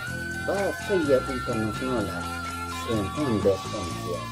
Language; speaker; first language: Swedish; non-native, learner; Tigrinya